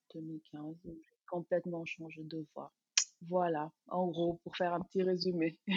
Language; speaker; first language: French; non-native, local second language; Serer